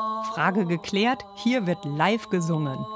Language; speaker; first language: German; native; German